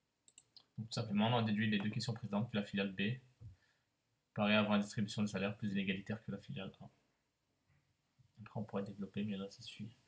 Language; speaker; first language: French; native; French